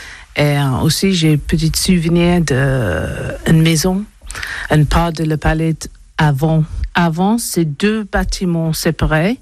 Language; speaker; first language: French; non-native, learner; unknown